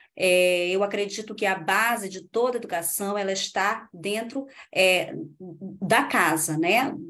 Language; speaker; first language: Portuguese; native; Portuguese